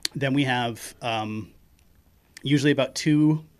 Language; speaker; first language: English; native; English